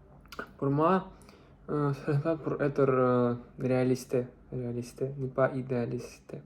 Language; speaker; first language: French; non-native, learner; Russian